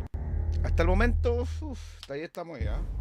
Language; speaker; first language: Spanish; native; Spanish